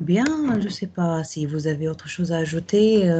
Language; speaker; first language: French; non-native, local second language; Arabic